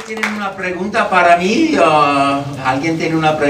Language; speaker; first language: Spanish; non-native, fluent; English